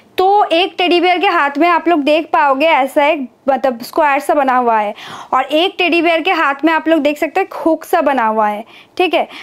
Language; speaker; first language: Hindi; non-native, local second language; Bangla